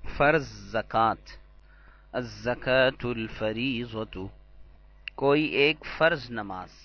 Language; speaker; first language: Urdu; native; Urdu